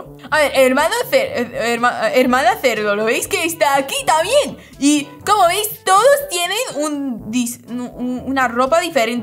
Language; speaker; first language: Spanish; non-native, fluent; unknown